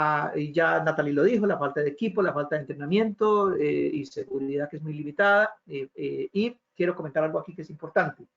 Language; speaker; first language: Spanish; native; Spanish